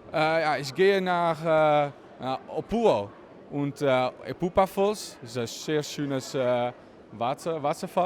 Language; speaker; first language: German; non-native, learner; Dutch